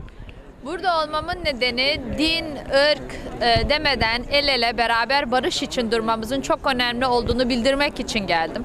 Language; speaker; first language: Turkish; early bilingual, heritage; Turkish